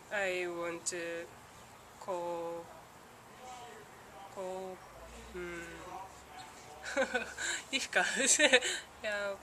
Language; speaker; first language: English; non-native, learner; Japanese